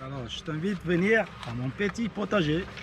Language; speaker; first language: French; native; French